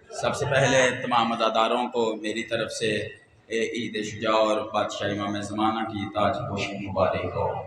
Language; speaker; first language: Urdu; non-native, local second language; Punjabi